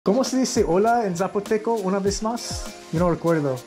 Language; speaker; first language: Spanish; non-native, learner; English